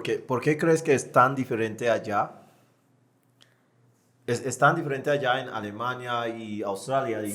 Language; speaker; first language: Spanish; non-native, fluent; English